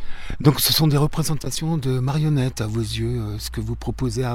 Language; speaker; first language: French; native; French